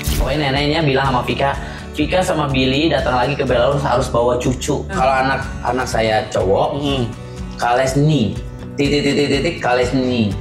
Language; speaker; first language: Indonesian; native; Indonesian